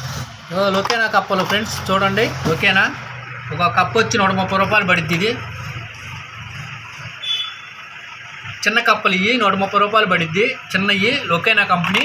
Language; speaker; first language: Telugu; native; Telugu